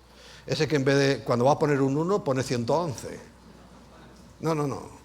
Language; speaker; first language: Spanish; native; Spanish